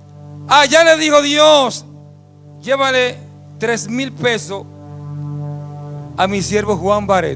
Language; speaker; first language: Spanish; native; Spanish